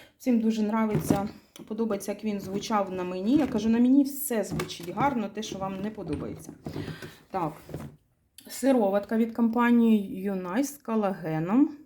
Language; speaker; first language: Ukrainian; non-native, local second language; Russian